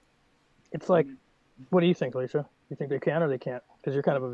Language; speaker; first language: English; native; English